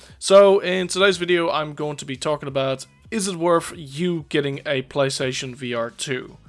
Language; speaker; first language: English; native; English